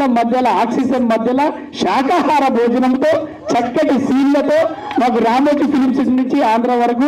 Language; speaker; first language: Telugu; native; Telugu